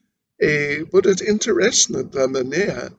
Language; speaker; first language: Russian; non-native, learner; English